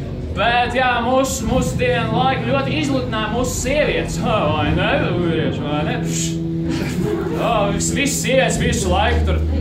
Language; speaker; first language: Latvian; non-native, local second language; Russian